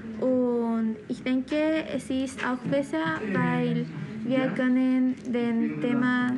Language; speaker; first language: German; non-native, learner; Spanish